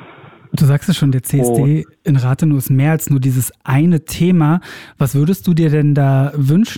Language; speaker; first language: German; native; German